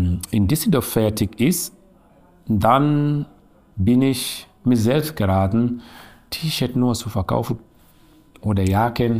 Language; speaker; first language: German; non-native, learner; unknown